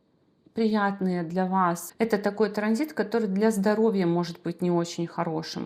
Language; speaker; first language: Russian; native; Russian